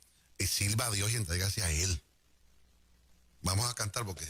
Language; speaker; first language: Spanish; native; Spanish